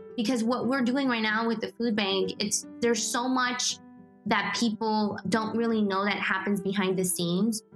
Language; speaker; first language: English; native; English